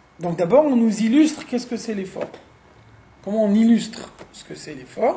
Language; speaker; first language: French; native; French